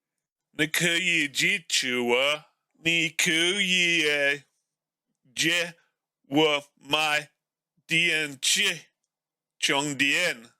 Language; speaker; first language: Chinese; non-native, learner; English